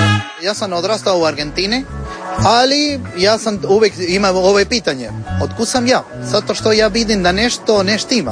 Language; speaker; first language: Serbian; non-native, learner; Spanish